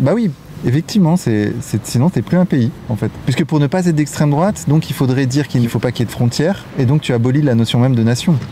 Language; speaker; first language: French; native; French